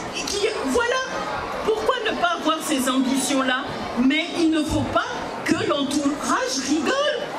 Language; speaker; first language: French; early bilingual, other home language; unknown